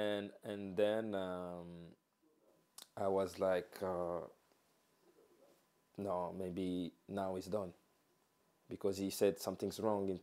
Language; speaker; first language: English; non-native, fluent; French